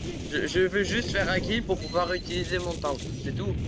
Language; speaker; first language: French; native; French